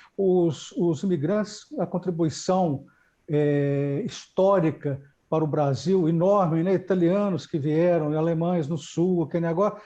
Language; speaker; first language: Portuguese; native; Portuguese